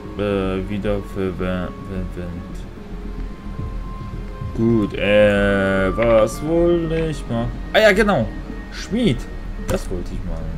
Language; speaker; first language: German; non-native, fluent; Polish